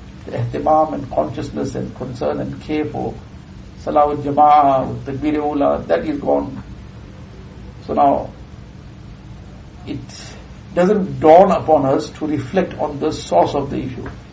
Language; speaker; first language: English; early bilingual, other home language; Urdu